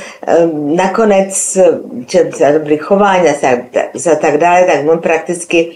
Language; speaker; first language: Czech; non-native, local second language; Slovak